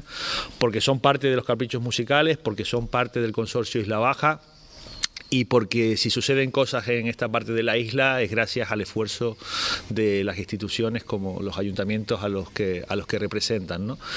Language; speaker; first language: Spanish; native; Spanish